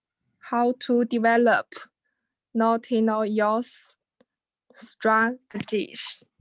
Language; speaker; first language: English; non-native, learner; Chinese